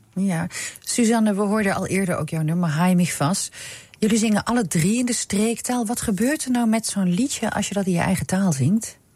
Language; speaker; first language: Dutch; native; Dutch